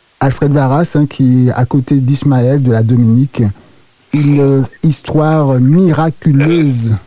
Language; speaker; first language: French; native; French